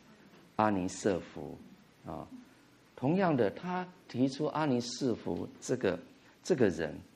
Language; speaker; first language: Chinese; native; Chinese